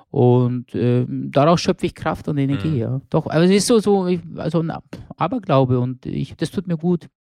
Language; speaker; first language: German; early bilingual, other home language; Turkish